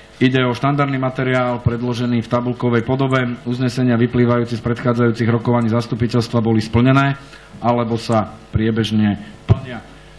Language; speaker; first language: Slovak; native; Slovak